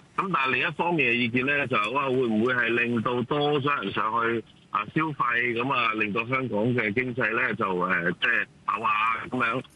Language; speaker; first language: Cantonese; native; Cantonese